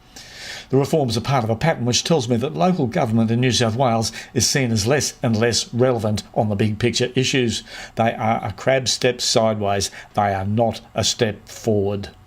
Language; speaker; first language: English; native; English